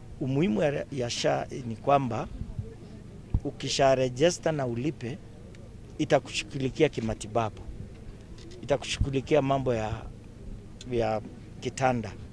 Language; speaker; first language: Swahili; non-native, local second language; Kalenjin